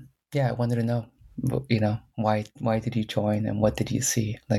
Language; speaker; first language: English; early bilingual, other home language; Spanish